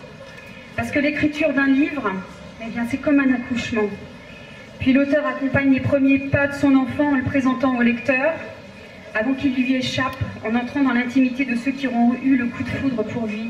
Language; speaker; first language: French; native; French